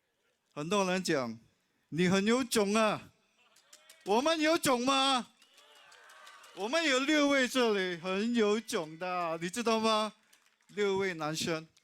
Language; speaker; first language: Chinese; non-native, local second language; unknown